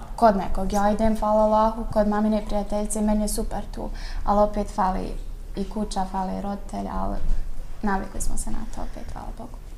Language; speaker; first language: Serbian; early bilingual, heritage; Bosnian